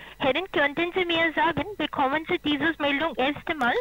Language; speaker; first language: German; non-native, learner; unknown